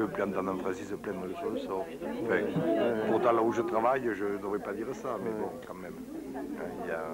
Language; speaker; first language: French; native; French